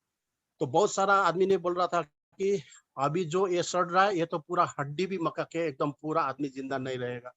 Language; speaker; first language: Hindi; non-native, local second language; Nepali